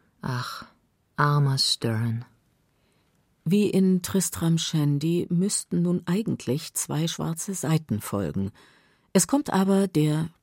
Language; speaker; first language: German; native; German